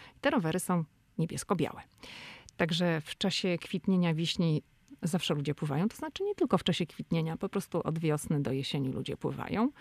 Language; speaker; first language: Polish; native; Polish